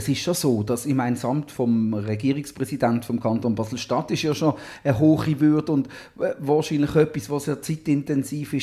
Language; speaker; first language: German; native; German